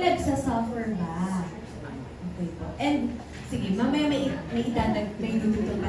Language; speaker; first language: Filipino; native; Filipino